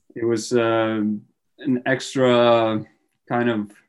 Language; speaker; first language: English; non-native, fluent; Norwegian